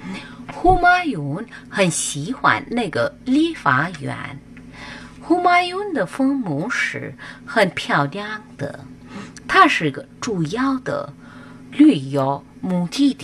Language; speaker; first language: Chinese; non-native, fluent; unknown